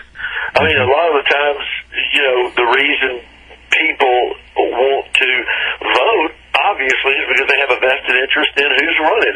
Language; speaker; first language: English; native; English